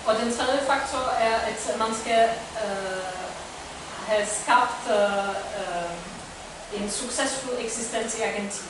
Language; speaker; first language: Danish; non-native, fluent; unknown